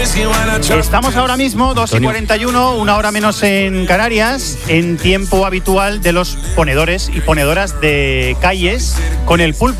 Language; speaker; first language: Spanish; native; Spanish